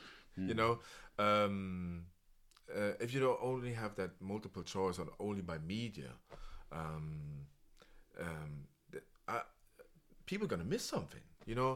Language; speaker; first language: English; non-native, fluent; German